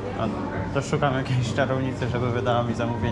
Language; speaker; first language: Polish; non-native, learner; Ukrainian